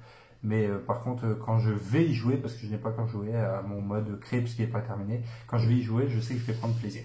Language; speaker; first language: French; native; French